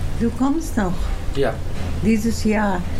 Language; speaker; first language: German; non-native, fluent; Dutch